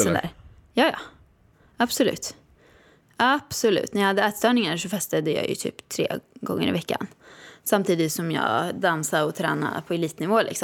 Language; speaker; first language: Swedish; native; Swedish